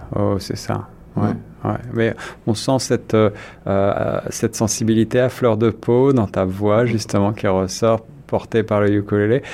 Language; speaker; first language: French; native; French